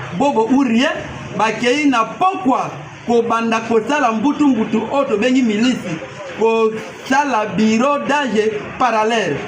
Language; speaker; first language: Lingala; native; Lingala